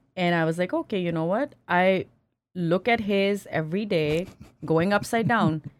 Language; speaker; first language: English; non-native, local second language; Urdu